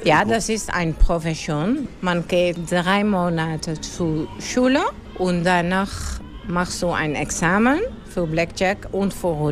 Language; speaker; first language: German; non-native, learner; Dutch